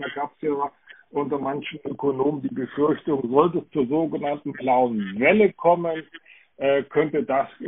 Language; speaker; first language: German; native; German